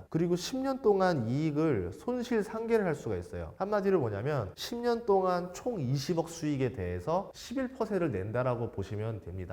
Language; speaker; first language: Korean; native; Korean